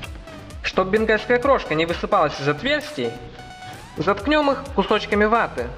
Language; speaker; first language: Russian; native; Russian